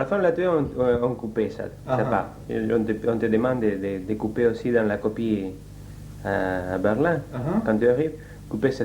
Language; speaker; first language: French; non-native, learner; Spanish